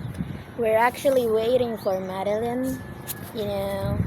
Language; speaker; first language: English; non-native, local second language; Cebuano